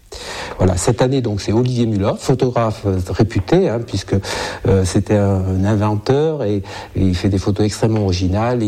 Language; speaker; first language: French; native; French